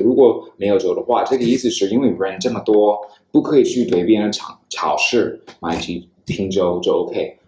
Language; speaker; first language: Chinese; non-native, fluent; English